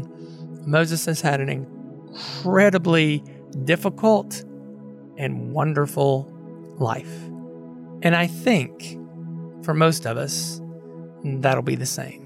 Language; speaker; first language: English; native; English